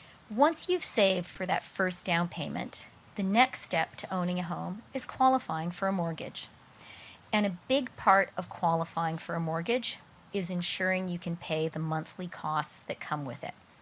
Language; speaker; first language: English; native; English